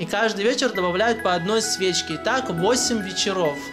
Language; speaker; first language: Russian; native; Russian